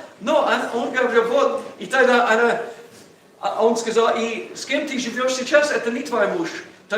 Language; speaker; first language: Russian; non-native, learner; English